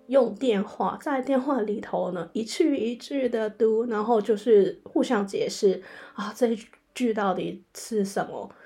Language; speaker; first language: Chinese; non-native, local second language; Cantonese